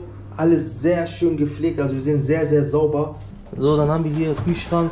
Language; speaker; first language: German; early bilingual, other home language; Turkish